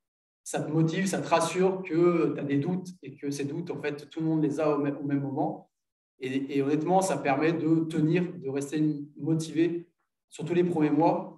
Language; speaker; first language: French; native; French